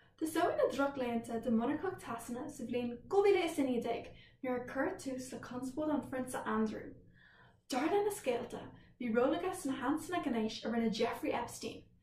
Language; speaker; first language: Irish; non-native, local second language; English